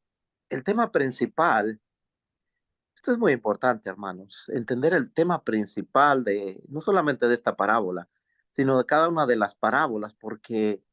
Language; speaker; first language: Spanish; native; Spanish